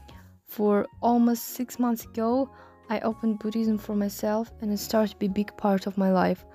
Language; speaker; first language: English; non-native, learner; Russian